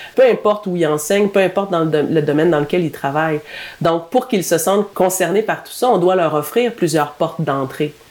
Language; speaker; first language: French; native; French